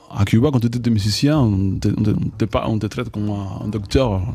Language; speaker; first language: French; non-native, fluent; Spanish